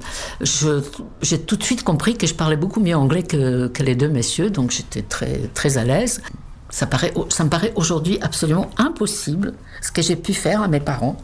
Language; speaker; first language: French; non-native, fluent; Czech